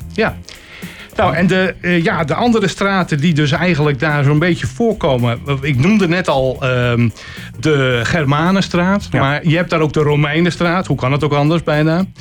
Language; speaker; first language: Dutch; native; Dutch